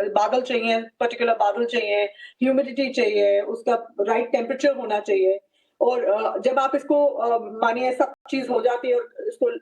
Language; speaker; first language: Hindi; native; Hindi